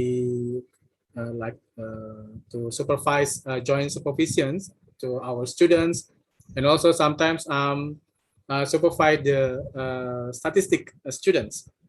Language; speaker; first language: English; non-native, fluent; Indonesian